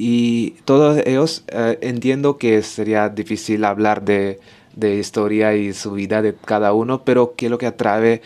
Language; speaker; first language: Spanish; non-native, learner; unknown